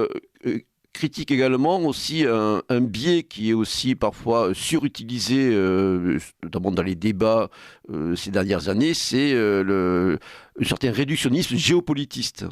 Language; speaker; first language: French; native; French